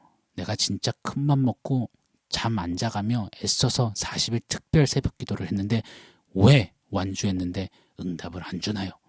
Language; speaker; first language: Korean; native; Korean